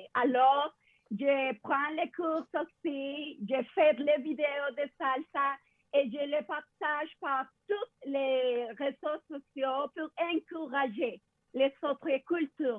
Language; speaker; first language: French; non-native, fluent; Spanish